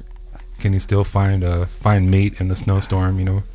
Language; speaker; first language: English; native; English